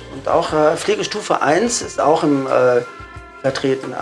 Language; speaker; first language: German; native; German